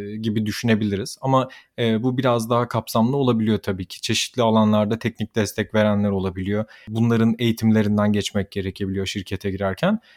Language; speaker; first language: Turkish; native; Turkish